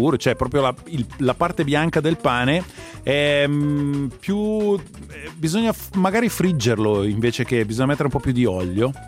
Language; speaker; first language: Italian; native; Italian